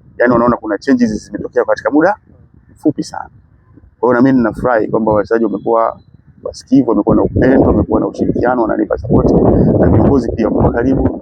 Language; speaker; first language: Swahili; native; Swahili